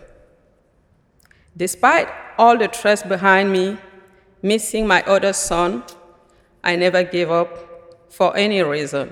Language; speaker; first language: English; non-native, local second language; French